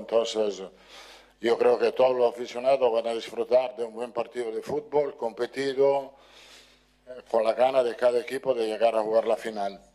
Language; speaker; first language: Spanish; non-native, fluent; Italian